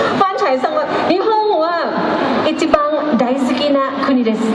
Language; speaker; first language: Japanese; non-native, learner; Thai